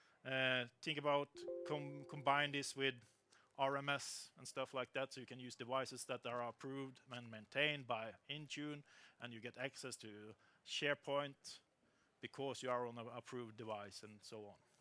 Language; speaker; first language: English; non-native, fluent; Norwegian